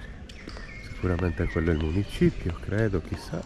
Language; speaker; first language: Italian; native; Italian